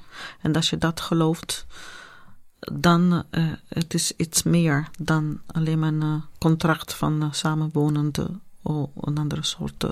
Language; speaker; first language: Dutch; non-native, fluent; Italian